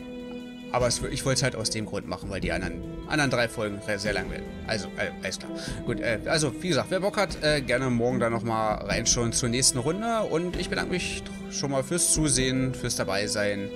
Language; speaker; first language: German; native; German